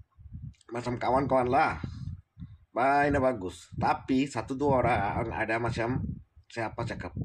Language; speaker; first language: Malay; non-native, learner; Bangla